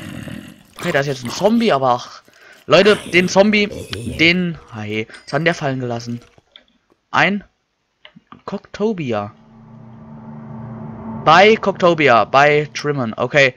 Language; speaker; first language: German; native; German